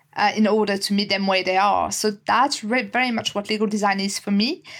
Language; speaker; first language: English; non-native, fluent; French